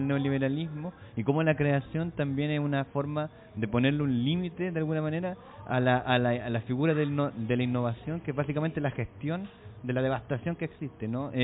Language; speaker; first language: Spanish; native; Spanish